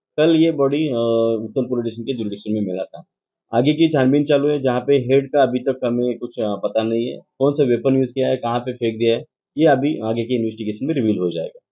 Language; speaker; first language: Hindi; non-native, local second language; Marathi